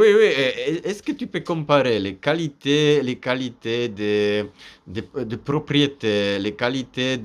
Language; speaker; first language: French; non-native, fluent; Polish